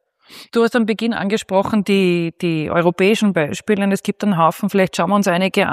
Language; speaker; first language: German; native; German